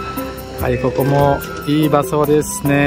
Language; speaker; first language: Japanese; non-native, fluent; Balinese